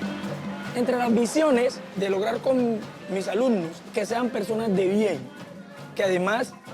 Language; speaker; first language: Spanish; native; Spanish